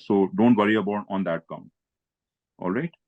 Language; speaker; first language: English; non-native, local second language; Hindi